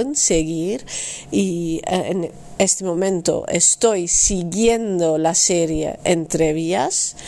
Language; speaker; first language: Spanish; non-native, fluent; Dutch